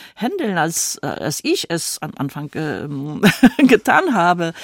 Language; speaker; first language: German; non-native, fluent; Polish